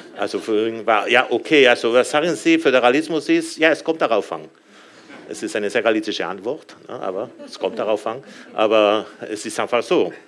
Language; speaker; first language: German; non-native, fluent; Spanish